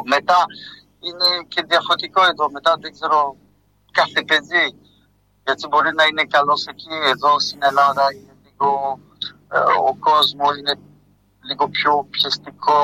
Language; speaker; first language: Greek; non-native, fluent; French